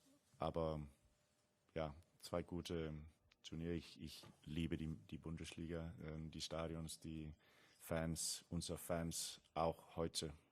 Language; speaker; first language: German; non-native, learner; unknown